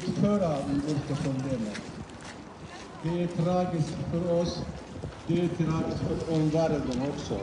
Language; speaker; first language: Swedish; non-native, fluent; Uyghur